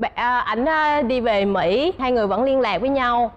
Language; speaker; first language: Vietnamese; native; Vietnamese